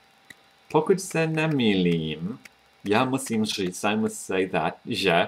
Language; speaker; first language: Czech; non-native, fluent; English